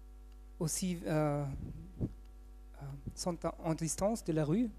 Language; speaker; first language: French; non-native, fluent; German